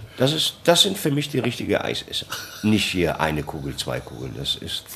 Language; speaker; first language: German; non-native, fluent; Italian